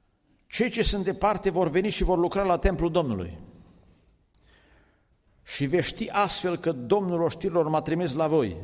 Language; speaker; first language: Romanian; native; Romanian